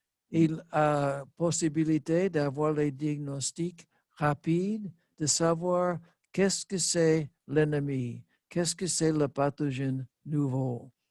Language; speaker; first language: French; non-native, learner; English